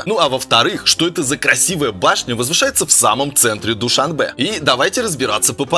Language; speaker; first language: Russian; native; Russian